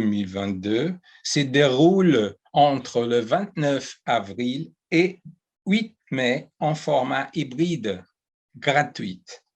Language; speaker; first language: French; non-native, fluent; Portuguese